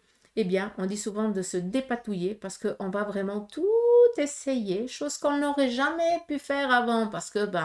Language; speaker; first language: French; native; French